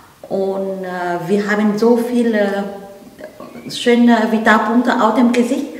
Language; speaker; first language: German; non-native, learner; Vietnamese